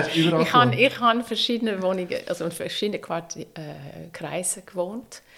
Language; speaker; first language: German; non-native, fluent; English